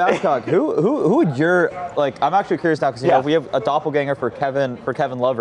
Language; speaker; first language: English; native; English